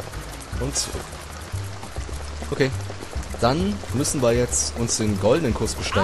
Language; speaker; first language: German; native; German